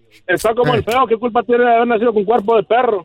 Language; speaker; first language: Spanish; native; Spanish